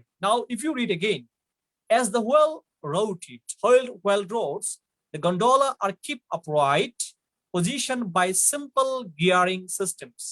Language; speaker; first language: English; non-native, fluent; Bangla